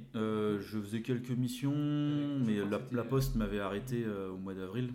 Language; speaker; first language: French; native; French